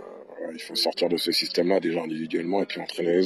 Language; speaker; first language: French; native; French